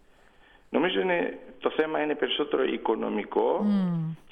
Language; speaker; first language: Greek; native; Greek